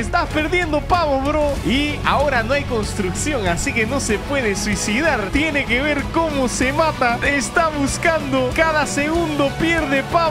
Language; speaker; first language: Spanish; native; Spanish